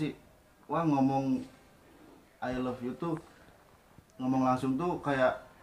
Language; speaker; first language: Indonesian; non-native, local second language; Sundanese